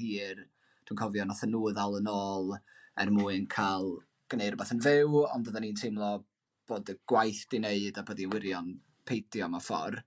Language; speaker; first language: Welsh; native; Welsh